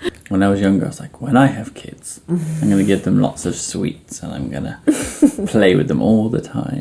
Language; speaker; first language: English; native; English